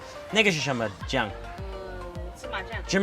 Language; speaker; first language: Chinese; non-native, learner; English